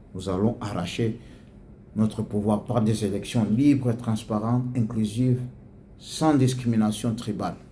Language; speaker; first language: French; non-native, local second language; Swahili